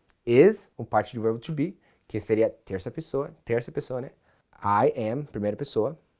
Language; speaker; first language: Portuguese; non-native, fluent; English